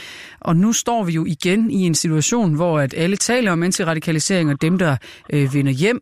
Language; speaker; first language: Danish; native; Danish